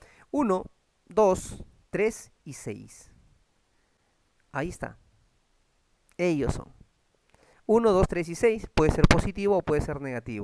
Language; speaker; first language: Spanish; native; Spanish